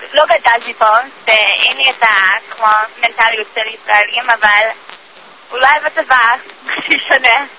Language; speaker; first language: Hebrew; non-native, learner; English